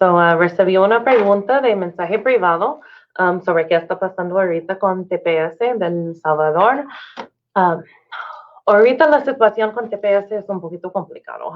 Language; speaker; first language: Spanish; non-native, learner; English